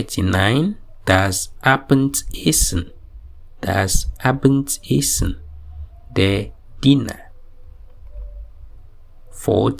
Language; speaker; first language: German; non-native, fluent; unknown